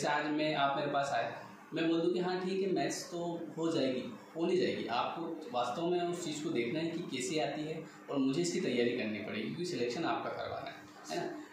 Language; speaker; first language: Hindi; native; Hindi